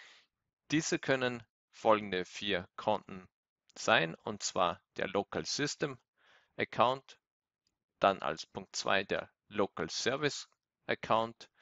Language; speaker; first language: German; native; German